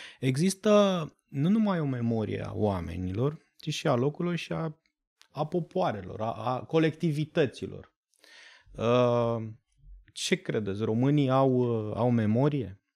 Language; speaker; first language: Romanian; native; Romanian